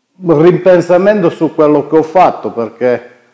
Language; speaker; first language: Italian; native; Italian